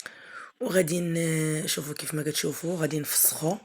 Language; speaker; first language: Arabic; native; Arabic